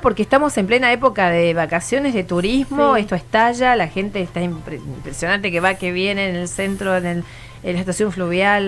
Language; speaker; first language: Spanish; native; Spanish